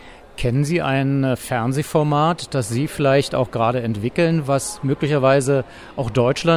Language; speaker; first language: German; native; German